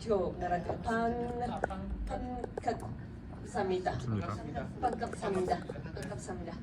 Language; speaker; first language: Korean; non-native, learner; Japanese